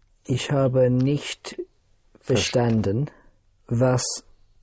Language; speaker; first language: German; non-native, learner; English